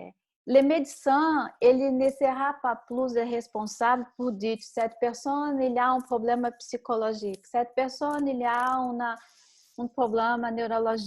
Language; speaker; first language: French; non-native, learner; Portuguese